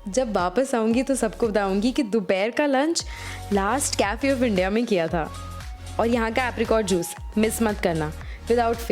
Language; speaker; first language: Hindi; native; Hindi